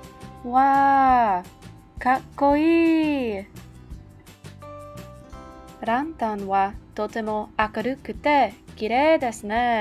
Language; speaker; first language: Japanese; non-native, learner; English